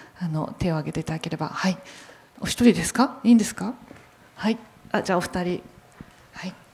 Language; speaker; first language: Japanese; native; Japanese